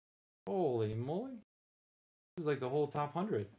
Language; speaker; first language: English; native; English